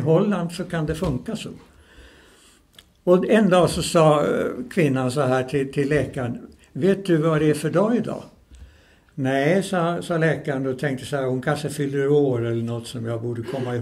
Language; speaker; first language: Swedish; native; Swedish